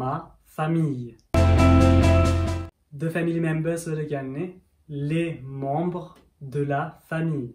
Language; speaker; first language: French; early bilingual, other home language; Sinhala